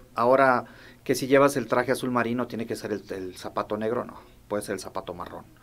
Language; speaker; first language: Spanish; native; Spanish